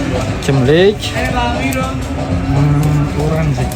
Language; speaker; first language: Turkish; non-native, learner; Uzbek